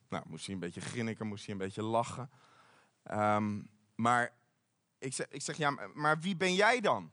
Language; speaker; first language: Dutch; native; Dutch